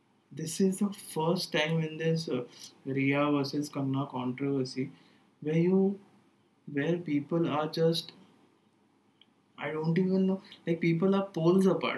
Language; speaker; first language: English; non-native, local second language; Hindi